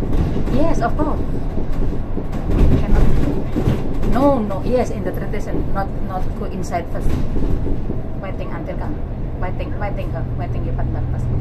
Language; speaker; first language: English; non-native, learner; Indonesian